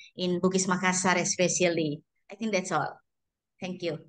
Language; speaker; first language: English; non-native, learner; Indonesian